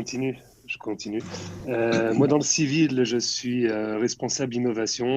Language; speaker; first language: French; native; French